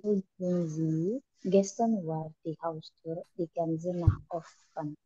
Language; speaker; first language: German; non-native, learner; Indonesian